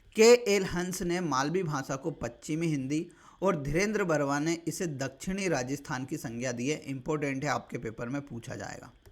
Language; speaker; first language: Hindi; native; Hindi